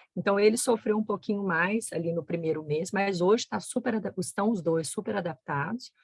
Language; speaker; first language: Portuguese; native; Portuguese